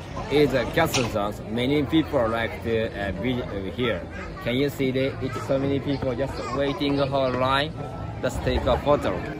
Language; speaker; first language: English; non-native, learner; Japanese